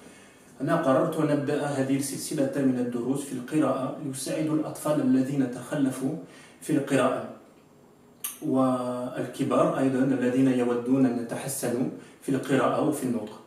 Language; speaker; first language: Arabic; non-native, fluent; French